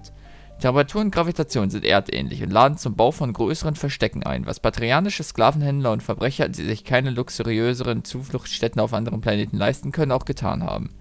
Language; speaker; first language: German; native; German